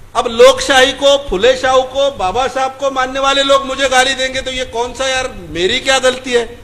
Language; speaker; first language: Hindi; non-native, local second language; Marathi